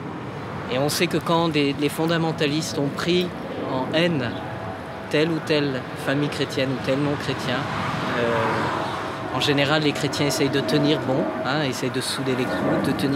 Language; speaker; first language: French; native; French